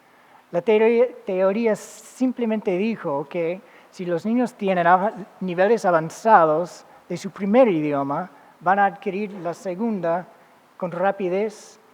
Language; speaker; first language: Spanish; non-native, fluent; English